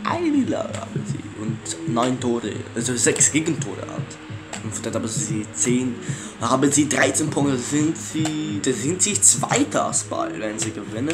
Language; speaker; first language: German; early bilingual, other home language; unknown